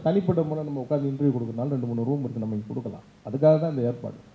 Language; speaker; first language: Tamil; native; Tamil